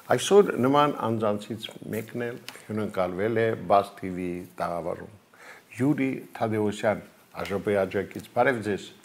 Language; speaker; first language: Armenian; native; Armenian